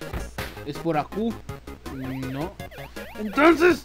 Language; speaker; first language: Spanish; native; Spanish